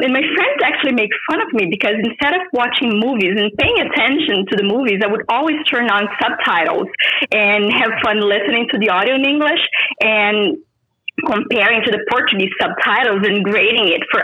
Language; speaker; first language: English; non-native, fluent; Portuguese